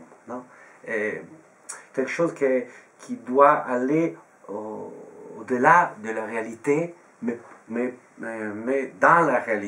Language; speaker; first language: French; non-native, fluent; Italian